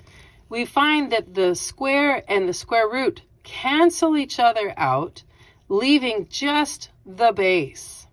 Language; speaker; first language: English; native; English